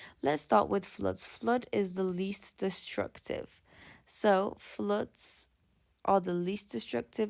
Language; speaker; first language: English; non-native, fluent; Turkish